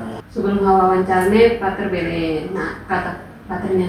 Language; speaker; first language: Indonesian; non-native, local second language; Tetum